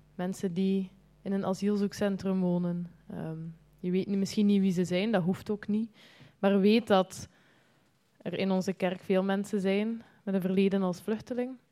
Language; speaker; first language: Dutch; native; Dutch